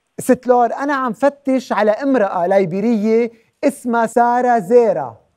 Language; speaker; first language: Arabic; native; Arabic